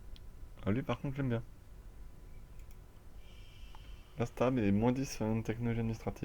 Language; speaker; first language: French; native; French